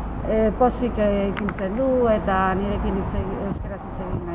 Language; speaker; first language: Basque; non-native, local second language; Spanish